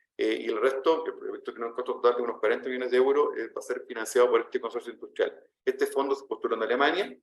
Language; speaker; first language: Spanish; native; Spanish